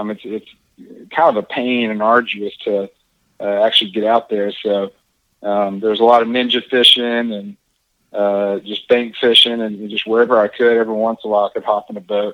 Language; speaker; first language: English; native; English